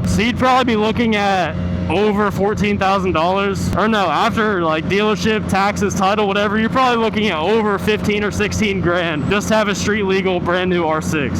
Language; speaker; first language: English; native; English